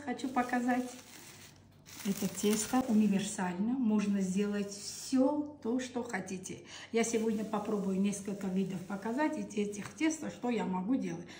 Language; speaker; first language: Russian; non-native, local second language; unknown